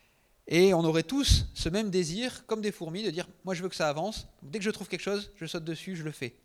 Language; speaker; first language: French; native; French